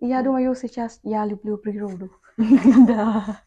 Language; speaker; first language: Russian; non-native, learner; Vietnamese